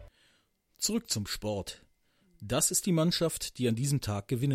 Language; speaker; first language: German; native; German